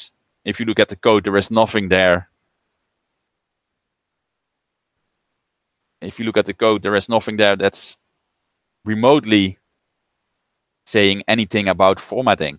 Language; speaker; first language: English; non-native, fluent; Dutch